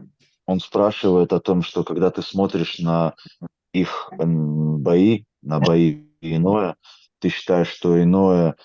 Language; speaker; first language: Russian; native; Russian